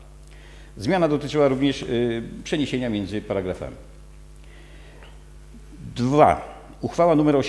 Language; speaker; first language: Polish; native; Polish